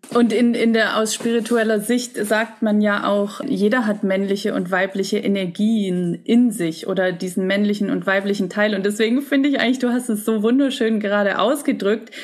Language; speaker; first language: German; native; German